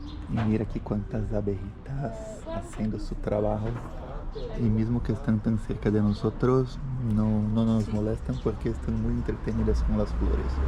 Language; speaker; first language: Spanish; non-native, fluent; Portuguese